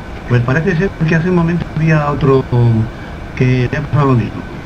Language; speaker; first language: Spanish; native; Spanish